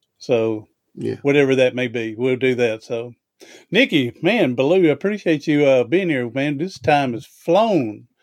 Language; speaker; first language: English; native; English